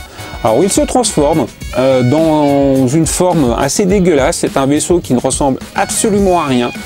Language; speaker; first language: French; native; French